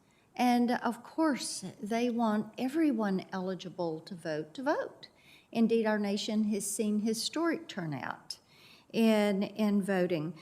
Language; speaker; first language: English; native; English